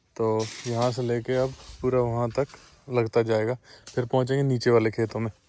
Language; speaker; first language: Hindi; non-native, local second language; Punjabi